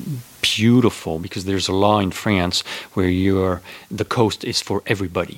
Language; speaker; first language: English; non-native, fluent; French